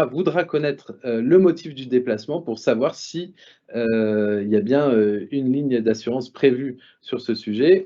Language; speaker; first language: French; native; French